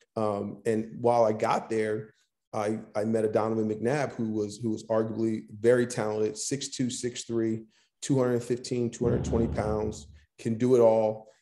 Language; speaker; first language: English; native; English